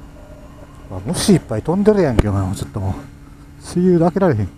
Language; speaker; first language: Japanese; native; Japanese